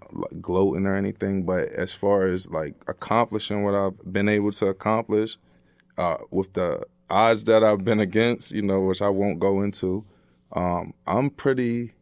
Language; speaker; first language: English; native; English